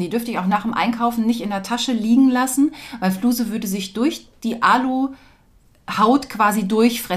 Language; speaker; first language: German; native; German